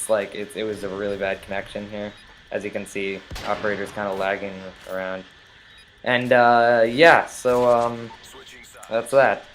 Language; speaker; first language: English; native; English